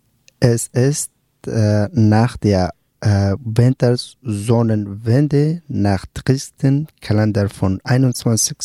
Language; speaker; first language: German; non-native, learner; Persian